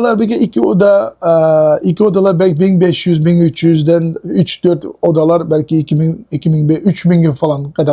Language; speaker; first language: Turkish; non-native, learner; Uyghur